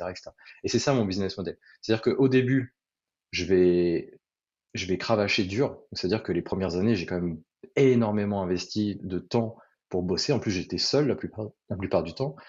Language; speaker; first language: French; native; French